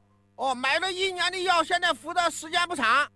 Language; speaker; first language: Chinese; native; Chinese